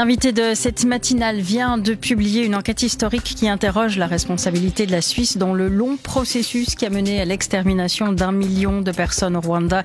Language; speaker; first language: French; native; French